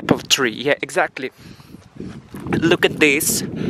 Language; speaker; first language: English; non-native, learner; Russian